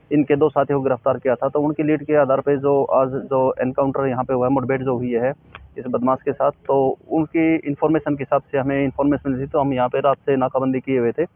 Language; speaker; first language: Hindi; native; Hindi